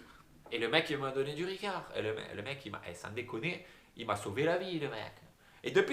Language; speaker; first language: French; native; French